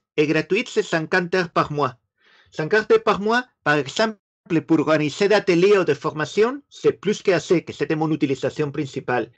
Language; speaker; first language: French; non-native, fluent; Spanish